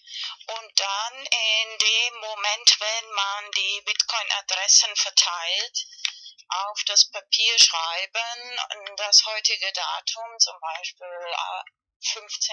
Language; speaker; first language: German; non-native, learner; Spanish